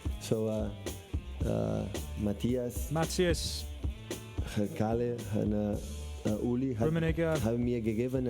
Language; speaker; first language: German; non-native, learner; Catalan